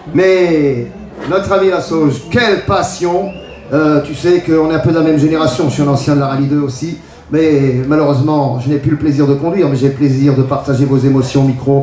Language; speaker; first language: French; native; French